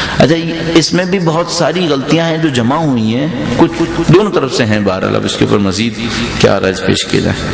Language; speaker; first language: Urdu; native; Urdu